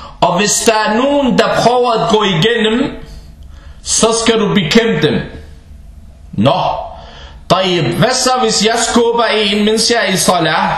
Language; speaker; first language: Danish; early bilingual, other home language; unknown